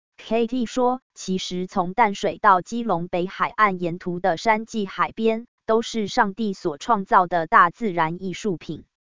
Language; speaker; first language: Chinese; native; Chinese